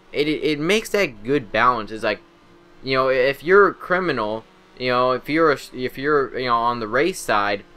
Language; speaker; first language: English; native; English